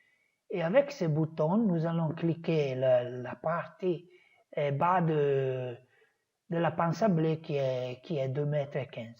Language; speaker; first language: French; non-native, fluent; Italian